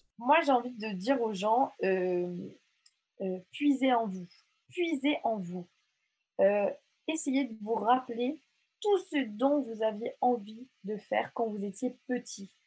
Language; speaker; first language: French; non-native, local second language; Morisyen